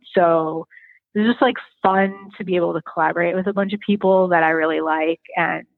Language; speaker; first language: English; native; English